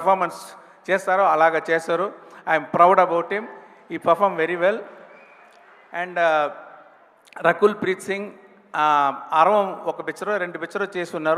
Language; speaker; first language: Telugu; non-native, fluent; Tamil